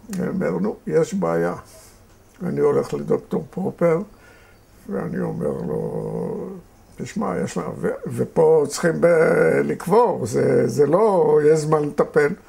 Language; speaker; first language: Hebrew; native; Hebrew